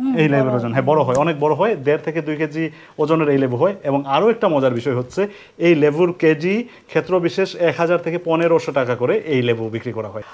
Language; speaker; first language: Bangla; native; Bangla